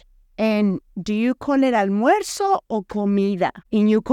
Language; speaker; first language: English; non-native, fluent; Spanish